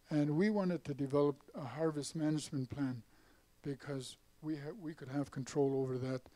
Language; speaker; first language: English; native; English